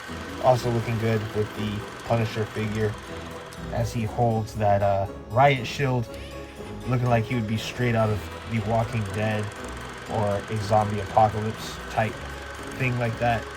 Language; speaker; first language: English; native; English